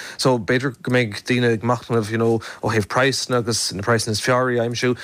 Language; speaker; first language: Irish; native; Irish